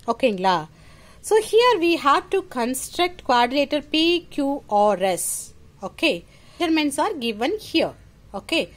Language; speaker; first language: English; non-native, local second language; Tamil